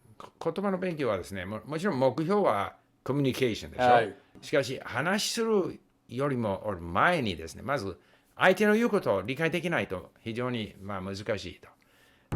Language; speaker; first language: Japanese; non-native, fluent; English